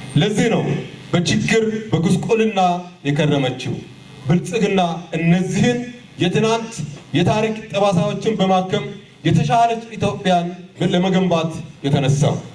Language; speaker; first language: Amharic; non-native, local second language; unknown